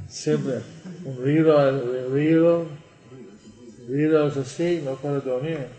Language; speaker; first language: Spanish; non-native, learner; English